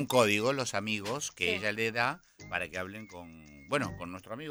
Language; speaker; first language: Spanish; native; Spanish